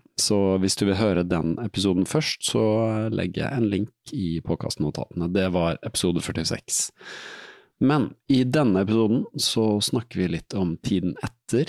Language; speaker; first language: Norwegian; native; Norwegian